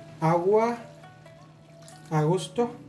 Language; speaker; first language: Spanish; non-native, fluent; Hindi